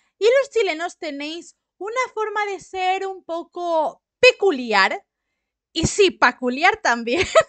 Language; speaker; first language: Spanish; native; Spanish